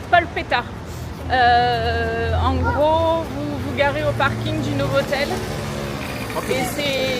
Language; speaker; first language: French; native; French